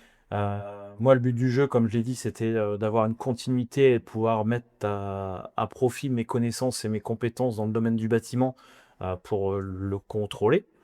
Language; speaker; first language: French; native; French